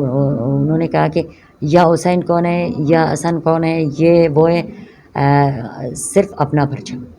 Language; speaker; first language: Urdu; non-native, local second language; Persian